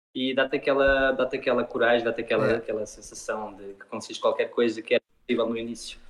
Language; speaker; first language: Portuguese; early bilingual, heritage; Portuguese